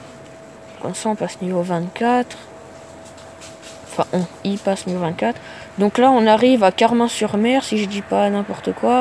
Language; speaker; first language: French; native; French